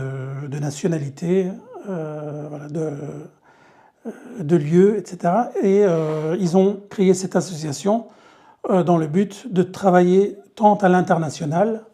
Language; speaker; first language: French; early bilingual, other home language; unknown